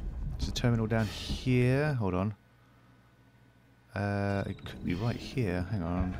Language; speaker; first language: English; native; English